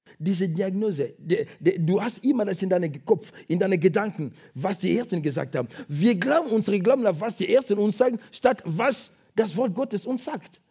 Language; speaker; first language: German; non-native, fluent; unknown